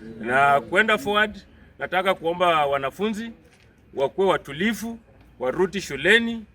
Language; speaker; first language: Swahili; non-native, local second language; Luyia